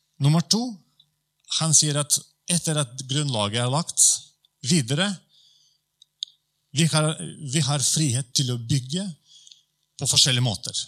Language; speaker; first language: Norwegian; non-native, fluent; Polish